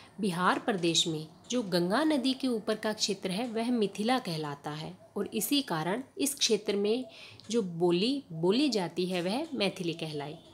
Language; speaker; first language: Hindi; native; Hindi